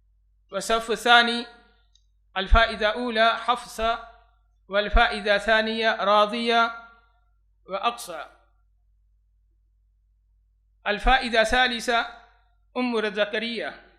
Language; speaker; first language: Arabic; non-native, fluent; Urdu